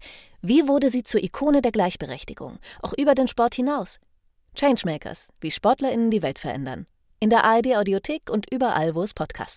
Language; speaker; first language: German; native; German